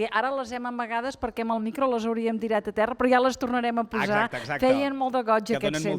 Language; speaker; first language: Catalan; native; Catalan